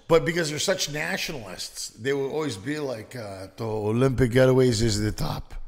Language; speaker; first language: English; early bilingual, other home language; Greek